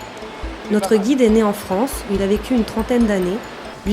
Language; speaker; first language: French; native; French